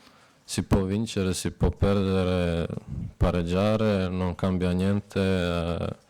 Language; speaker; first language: Italian; non-native, fluent; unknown